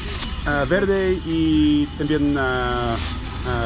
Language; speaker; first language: Spanish; non-native, learner; English